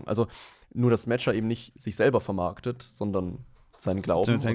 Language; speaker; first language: German; native; German